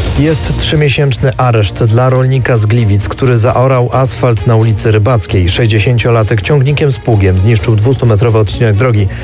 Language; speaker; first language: Polish; native; Polish